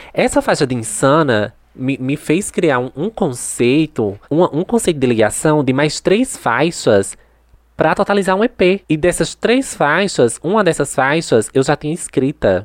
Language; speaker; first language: Portuguese; native; Portuguese